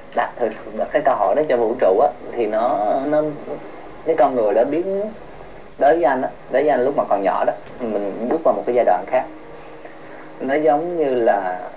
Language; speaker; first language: Vietnamese; early bilingual, heritage; Vietnamese